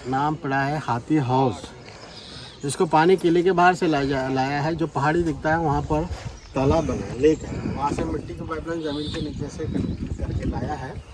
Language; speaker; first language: Hindi; non-native, local second language; Marathi